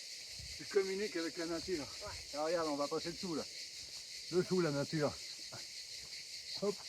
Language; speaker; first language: French; native; French